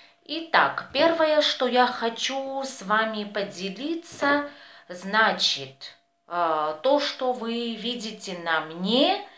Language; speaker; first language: Russian; non-native, fluent; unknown